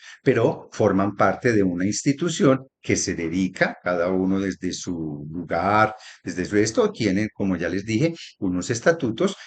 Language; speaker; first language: Spanish; native; Spanish